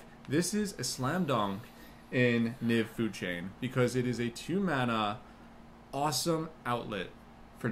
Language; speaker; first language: English; native; English